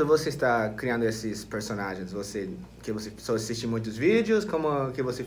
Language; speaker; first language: Portuguese; non-native, fluent; English